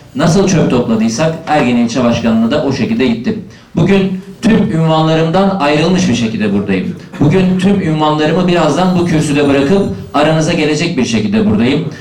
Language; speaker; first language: Turkish; native; Turkish